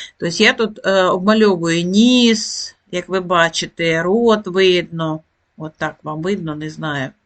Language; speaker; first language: Ukrainian; native; Ukrainian